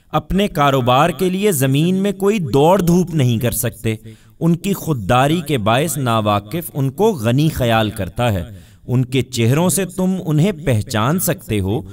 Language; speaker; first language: Urdu; non-native, local second language; Punjabi